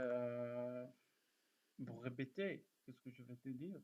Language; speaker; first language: French; non-native, learner; Arabic